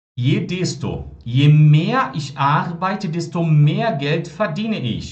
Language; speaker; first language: German; non-native, fluent; Portuguese